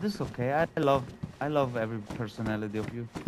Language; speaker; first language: English; non-native, fluent; Italian